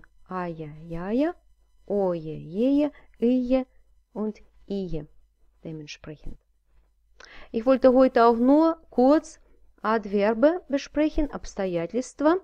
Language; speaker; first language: German; non-native, fluent; Russian